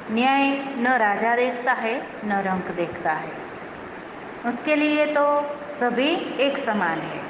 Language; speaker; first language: Hindi; non-native, local second language; Gujarati